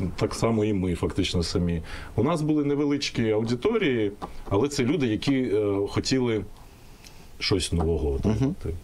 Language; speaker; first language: Ukrainian; non-native, local second language; Russian